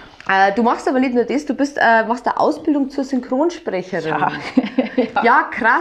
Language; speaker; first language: German; native; German